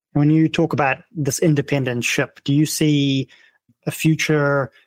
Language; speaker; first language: English; non-native, fluent; Dutch